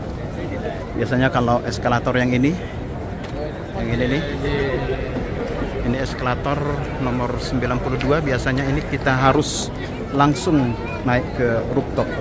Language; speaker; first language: Indonesian; native; Indonesian